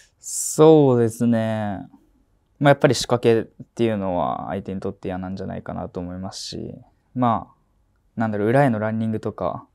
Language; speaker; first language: Japanese; native; Japanese